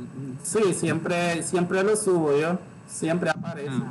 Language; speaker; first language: Spanish; native; Spanish